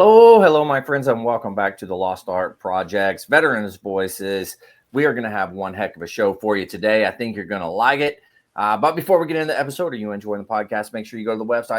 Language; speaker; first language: English; native; English